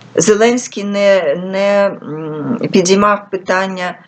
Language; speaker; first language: Ukrainian; non-native, local second language; Russian